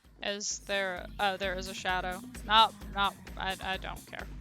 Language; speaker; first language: English; native; English